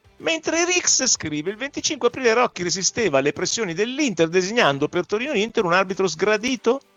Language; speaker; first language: Italian; native; Italian